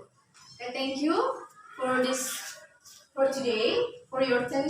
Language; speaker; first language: English; non-native, learner; Indonesian